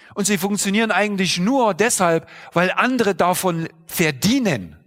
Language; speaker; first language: German; native; German